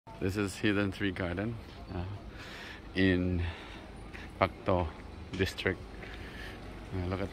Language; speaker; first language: English; non-native, local second language; Cebuano